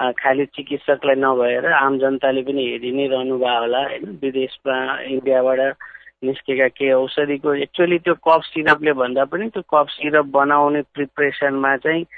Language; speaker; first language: Nepali; non-native, local second language; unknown